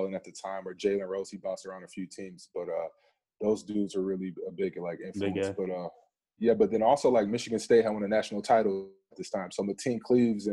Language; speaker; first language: English; native; English